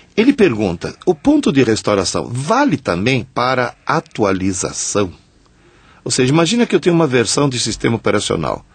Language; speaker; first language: Portuguese; non-native, fluent; Italian